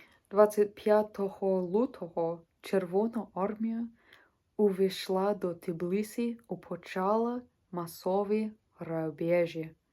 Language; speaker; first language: Ukrainian; non-native, learner; English